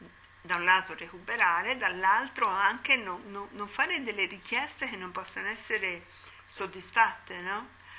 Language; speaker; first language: Italian; native; Italian